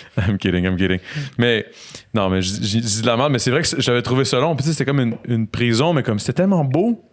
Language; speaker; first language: French; native; French